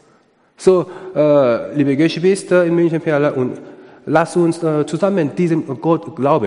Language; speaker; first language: German; non-native, learner; Korean